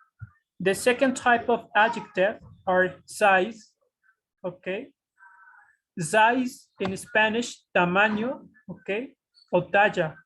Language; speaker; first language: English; non-native, fluent; Spanish